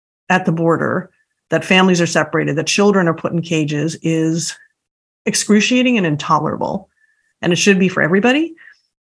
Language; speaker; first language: English; native; English